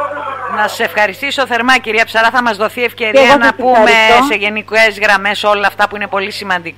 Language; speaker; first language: Greek; native; Greek